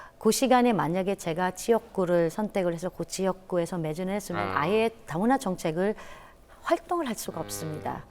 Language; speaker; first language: Korean; non-native, fluent; Filipino